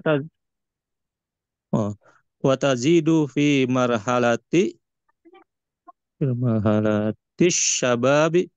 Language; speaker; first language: Arabic; non-native, learner; Indonesian